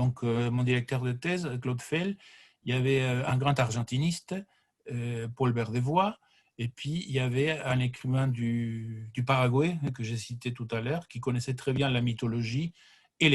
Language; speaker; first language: French; non-native, fluent; Spanish